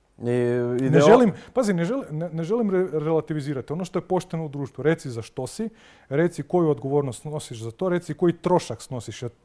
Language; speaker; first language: Croatian; native; Croatian